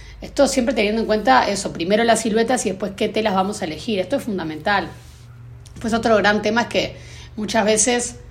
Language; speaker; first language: Spanish; native; Spanish